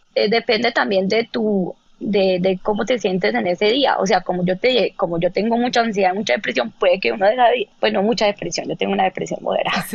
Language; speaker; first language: Spanish; native; Spanish